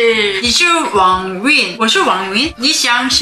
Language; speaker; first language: Chinese; non-native, learner; Korean